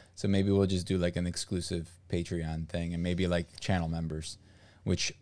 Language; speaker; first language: English; non-native, fluent; Portuguese